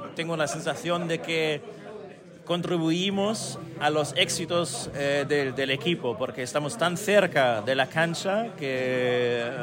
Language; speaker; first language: Spanish; non-native, fluent; German